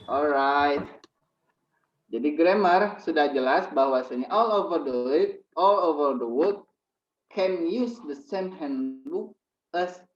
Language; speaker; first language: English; non-native, fluent; Indonesian